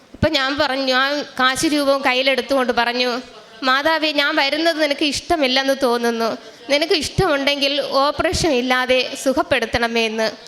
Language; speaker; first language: Malayalam; native; Malayalam